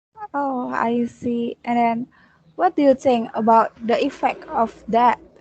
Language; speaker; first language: English; non-native, learner; Indonesian